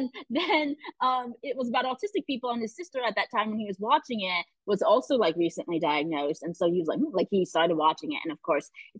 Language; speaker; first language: English; native; English